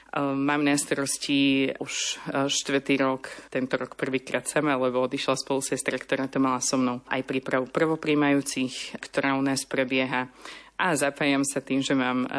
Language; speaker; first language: Slovak; native; Slovak